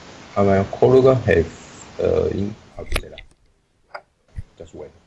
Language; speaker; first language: English; non-native, learner; Chinese